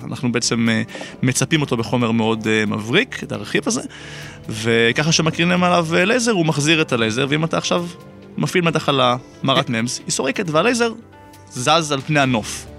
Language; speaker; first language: Hebrew; native; Hebrew